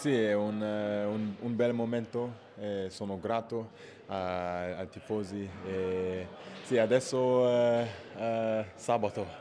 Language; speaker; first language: Italian; non-native, learner; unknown